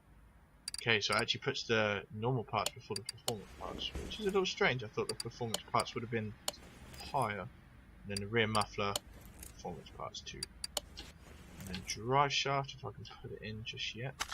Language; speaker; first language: English; native; English